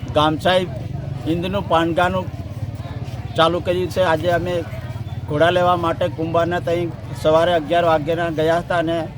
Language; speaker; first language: Gujarati; non-native, local second language; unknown